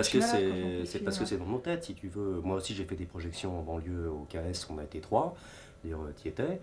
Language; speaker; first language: French; native; French